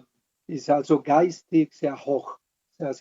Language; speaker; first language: German; non-native, fluent; Spanish